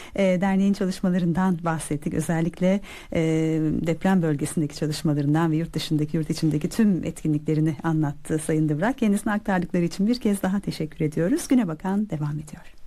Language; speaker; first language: Turkish; native; Turkish